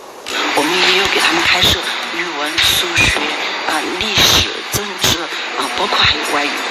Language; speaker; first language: Chinese; non-native, local second language; Tibetan